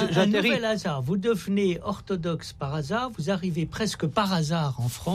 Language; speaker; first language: French; native; French